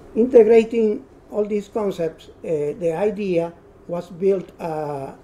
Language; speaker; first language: English; non-native, learner; Spanish